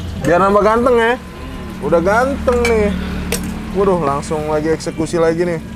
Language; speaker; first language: Indonesian; native; Indonesian